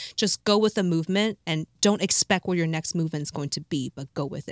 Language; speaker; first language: English; non-native, fluent; Chinese